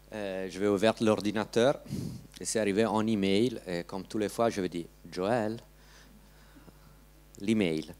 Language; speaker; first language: French; non-native, learner; Italian